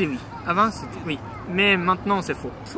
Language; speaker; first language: French; non-native, fluent; Japanese